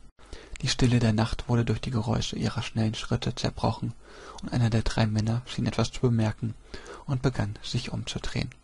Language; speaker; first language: German; native; German